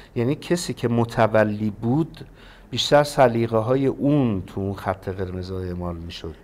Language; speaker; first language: Persian; non-native, local second language; Azerbaijani